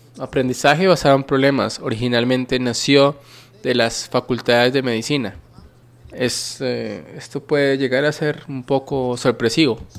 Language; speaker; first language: Spanish; non-native, fluent; Finnish